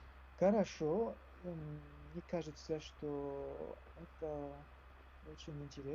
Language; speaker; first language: Russian; non-native, learner; French